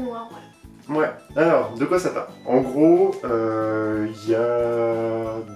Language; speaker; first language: French; native; French